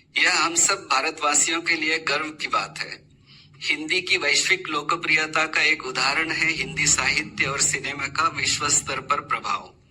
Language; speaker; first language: Hindi; non-native, local second language; Marathi